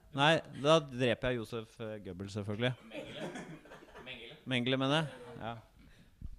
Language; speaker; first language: Norwegian; native; Norwegian